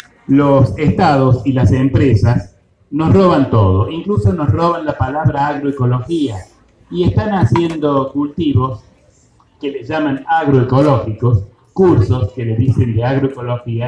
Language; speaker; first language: Spanish; native; Spanish